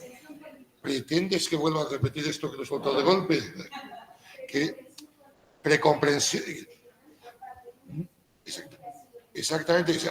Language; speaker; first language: Spanish; native; Spanish